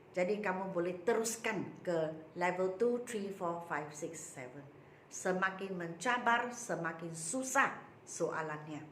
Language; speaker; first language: Malay; non-native, local second language; Chinese